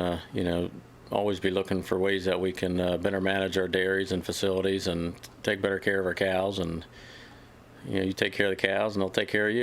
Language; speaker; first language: English; native; English